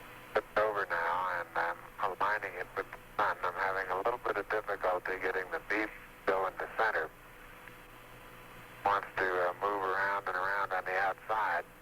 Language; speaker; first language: English; native; English